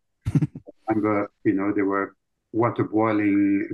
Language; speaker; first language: English; non-native, fluent; French